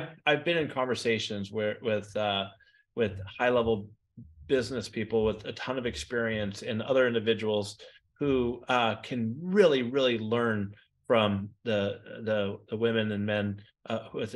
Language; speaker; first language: English; native; English